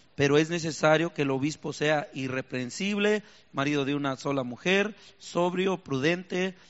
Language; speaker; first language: Spanish; native; Spanish